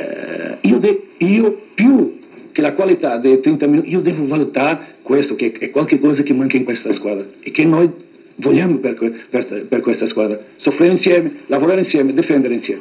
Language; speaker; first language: Italian; non-native, fluent; Portuguese